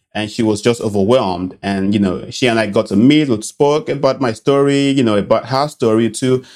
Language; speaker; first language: English; non-native, local second language; Bini